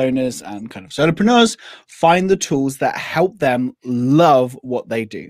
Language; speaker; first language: English; native; English